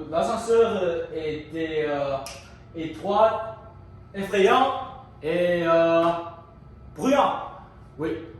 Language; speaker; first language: French; non-native, learner; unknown